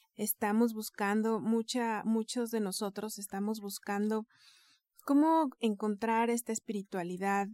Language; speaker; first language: Spanish; native; Spanish